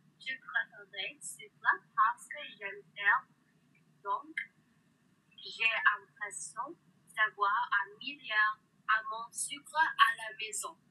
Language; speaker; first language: French; non-native, learner; English